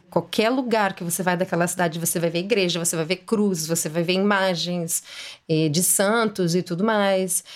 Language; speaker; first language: Portuguese; native; Portuguese